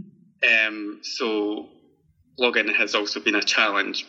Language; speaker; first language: English; native; English